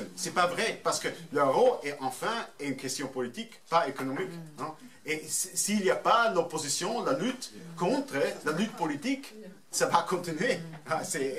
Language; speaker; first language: French; non-native, fluent; German